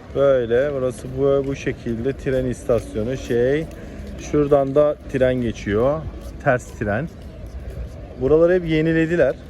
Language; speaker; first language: Turkish; early bilingual, other home language; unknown